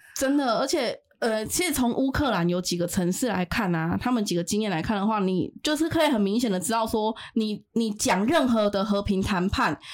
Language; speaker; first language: Chinese; non-native, local second language; Min Nan Chinese